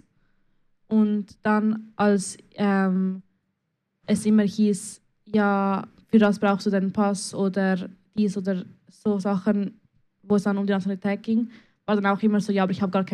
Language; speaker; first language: German; early bilingual, other home language; Spanish